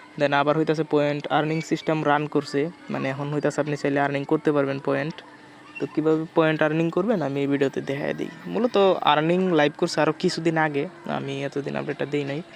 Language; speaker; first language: Bangla; native; Bangla